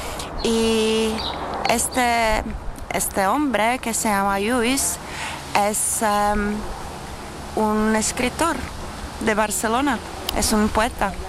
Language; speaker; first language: Spanish; non-native, learner; Czech